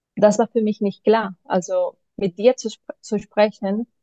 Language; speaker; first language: German; non-native, fluent; Spanish